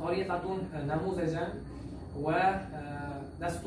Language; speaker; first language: Arabic; non-native, learner; Uzbek